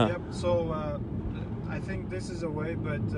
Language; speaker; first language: English; non-native, fluent; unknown